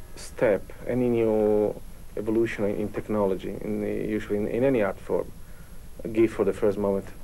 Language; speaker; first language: English; non-native, fluent; Italian